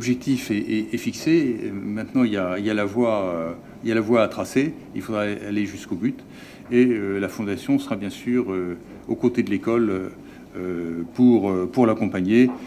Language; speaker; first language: French; native; French